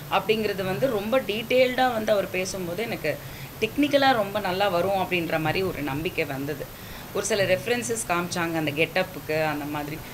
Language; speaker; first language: Tamil; native; Tamil